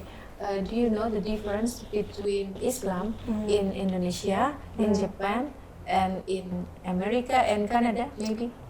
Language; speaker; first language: English; non-native, learner; Indonesian